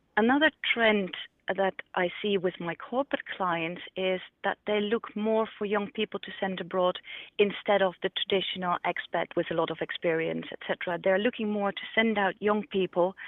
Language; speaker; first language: English; non-native, fluent; Dutch